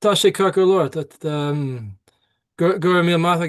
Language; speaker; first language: Irish; non-native, learner; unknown